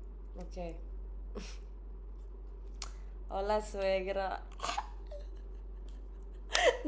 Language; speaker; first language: Spanish; non-native, learner; English